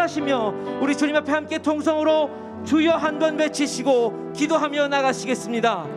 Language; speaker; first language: Korean; native; Korean